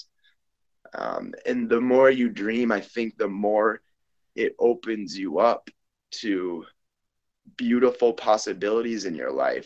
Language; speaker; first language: English; native; English